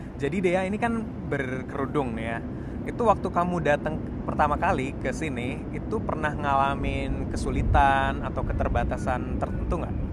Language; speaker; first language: Indonesian; native; Indonesian